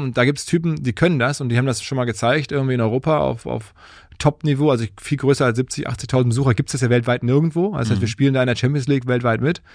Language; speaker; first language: German; native; German